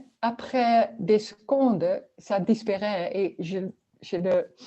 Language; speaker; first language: French; non-native, learner; Dutch